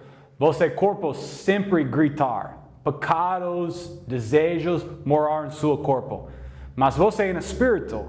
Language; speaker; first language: Portuguese; non-native, learner; English